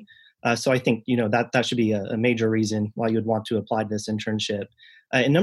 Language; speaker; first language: English; native; English